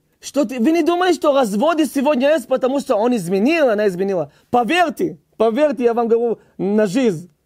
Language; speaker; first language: Russian; early bilingual, heritage; Hebrew